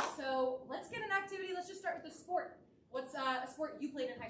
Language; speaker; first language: English; native; English